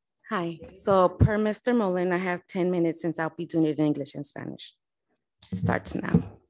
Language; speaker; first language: English; early bilingual, other home language; Spanish